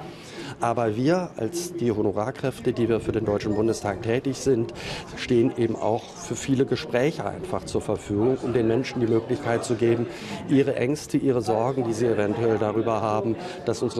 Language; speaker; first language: German; native; German